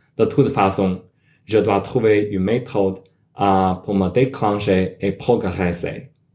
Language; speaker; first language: French; non-native, learner; Chinese